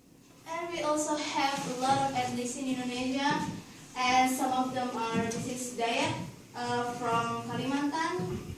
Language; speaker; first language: English; non-native, learner; Indonesian